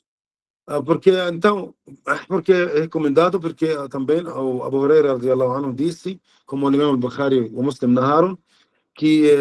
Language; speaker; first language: Portuguese; non-native, learner; Arabic